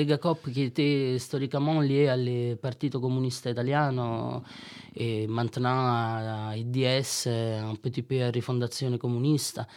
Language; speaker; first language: French; non-native, learner; Italian